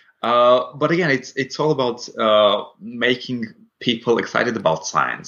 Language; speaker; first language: English; non-native, fluent; Russian